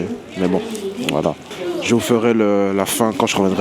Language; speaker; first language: French; native; French